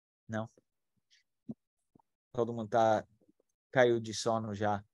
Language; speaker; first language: Portuguese; non-native, fluent; English